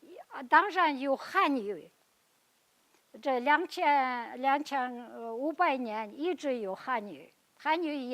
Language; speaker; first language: Chinese; non-native, fluent; Kazakh